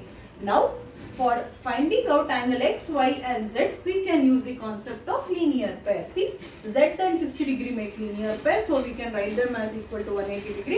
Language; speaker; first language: English; non-native, local second language; Kannada